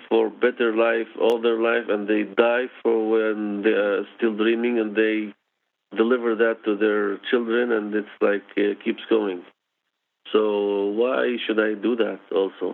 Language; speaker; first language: English; non-native, fluent; Hebrew